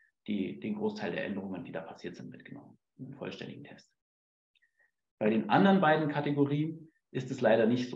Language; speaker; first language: German; native; German